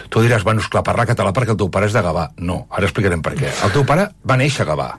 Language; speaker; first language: Catalan; native; Catalan